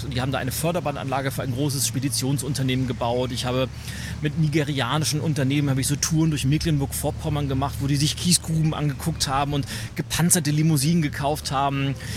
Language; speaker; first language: German; native; German